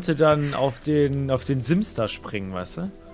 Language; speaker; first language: German; native; German